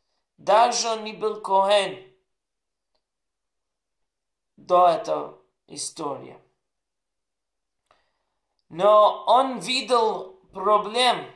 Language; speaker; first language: Russian; non-native, learner; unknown